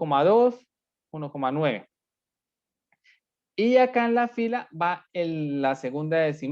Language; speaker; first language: Spanish; native; Spanish